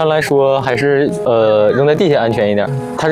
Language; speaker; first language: Chinese; native; Chinese